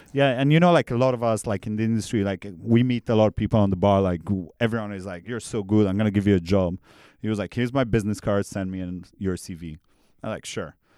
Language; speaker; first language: English; non-native, fluent; Romanian